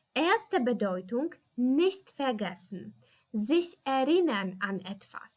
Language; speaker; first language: German; non-native, fluent; Polish